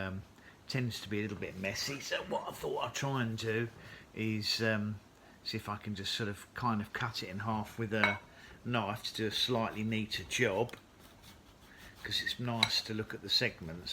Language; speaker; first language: English; native; English